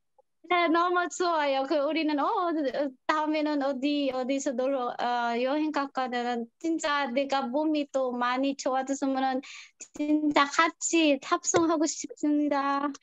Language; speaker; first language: Korean; non-native, learner; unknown